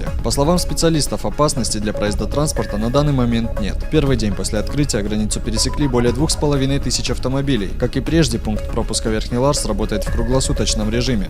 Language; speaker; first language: Russian; native; Russian